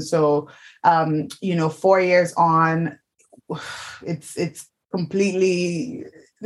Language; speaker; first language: English; non-native, local second language; Yoruba